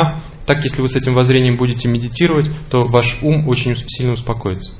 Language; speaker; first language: Russian; native; Russian